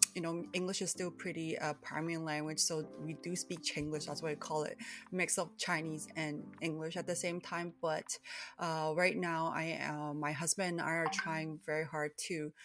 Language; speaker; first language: English; early bilingual, other home language; Cantonese